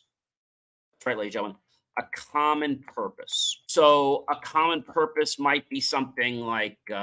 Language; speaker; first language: English; native; English